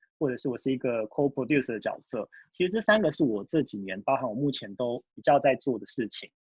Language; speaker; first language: Chinese; early bilingual, heritage; Japanese